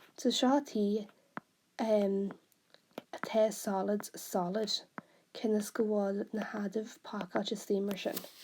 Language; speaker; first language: Irish; non-native, local second language; English